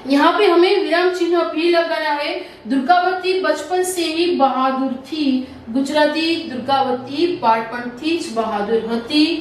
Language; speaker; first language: Hindi; non-native, local second language; Gujarati